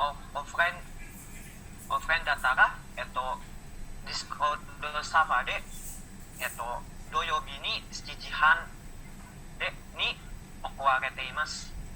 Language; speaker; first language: Japanese; non-native, learner; Indonesian